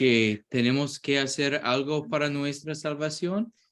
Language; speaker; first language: Spanish; non-native, fluent; English